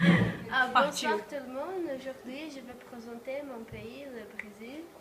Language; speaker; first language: French; non-native, learner; Portuguese